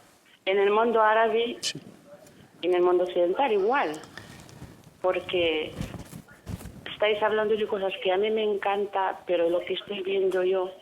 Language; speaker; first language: Spanish; non-native, fluent; Arabic